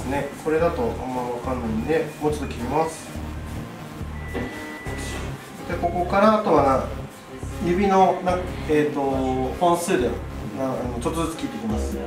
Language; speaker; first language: Japanese; native; Japanese